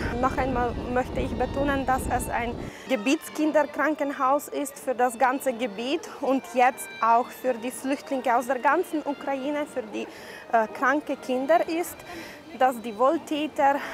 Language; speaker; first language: German; early bilingual, heritage; German